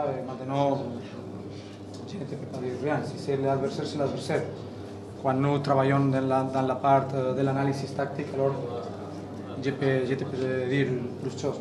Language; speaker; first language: French; non-native, learner; Catalan